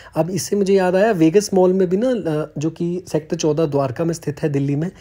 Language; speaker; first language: Hindi; native; Hindi